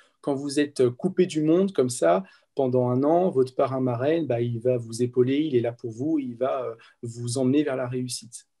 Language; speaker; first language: French; native; French